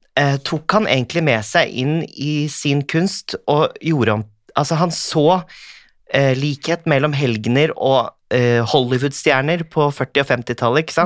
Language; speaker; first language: Norwegian; native; Norwegian